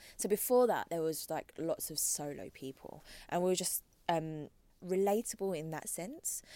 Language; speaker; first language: English; native; English